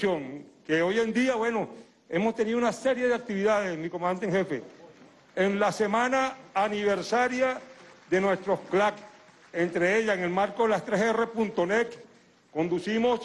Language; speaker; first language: Spanish; native; Spanish